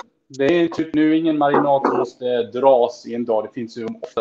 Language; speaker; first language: Swedish; early bilingual, heritage; Swedish